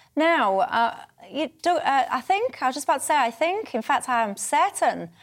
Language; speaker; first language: English; native; English